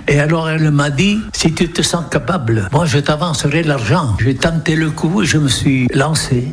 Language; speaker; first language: French; non-native, local second language; Occitan